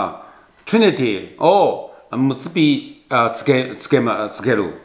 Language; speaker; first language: Japanese; non-native, learner; Chinese